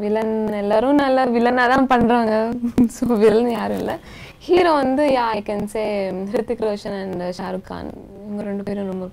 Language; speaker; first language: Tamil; non-native, local second language; Telugu